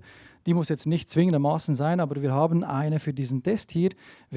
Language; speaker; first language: German; native; German